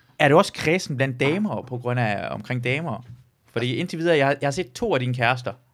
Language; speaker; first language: Danish; early bilingual, other home language; Persian